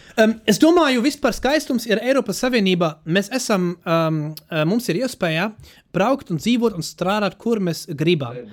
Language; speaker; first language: Latvian; non-native, fluent; German